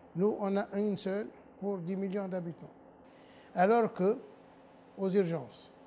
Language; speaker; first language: French; non-native, local second language; Arabic